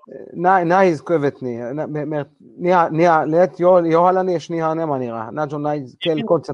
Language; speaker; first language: Hungarian; non-native, learner; Hebrew